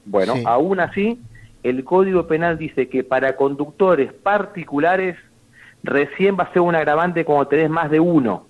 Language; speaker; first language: Spanish; native; Spanish